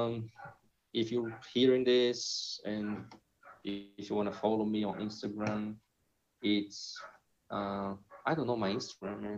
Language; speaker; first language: English; non-native, fluent; Portuguese